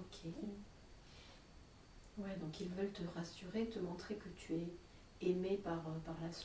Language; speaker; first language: French; native; French